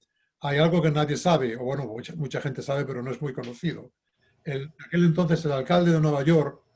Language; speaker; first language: Spanish; native; Spanish